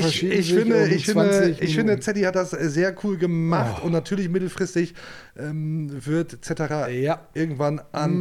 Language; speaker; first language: German; native; German